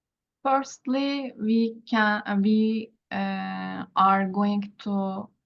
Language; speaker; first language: English; non-native, learner; Turkish